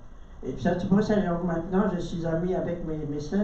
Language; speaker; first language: French; non-native, learner; Vietnamese